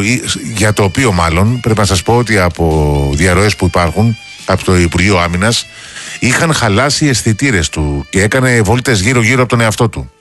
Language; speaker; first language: Greek; native; Greek